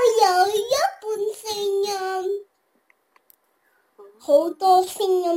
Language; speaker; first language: Chinese; early bilingual, heritage; Cantonese